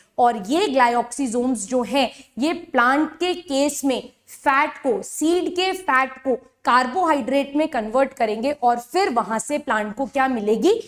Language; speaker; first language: Hindi; native; Hindi